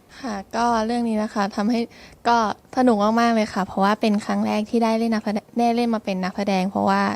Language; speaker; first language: Thai; native; Thai